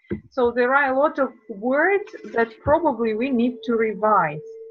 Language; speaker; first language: English; non-native, fluent; Russian